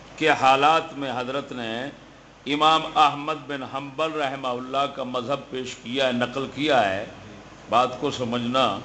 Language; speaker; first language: Urdu; non-native, local second language; Punjabi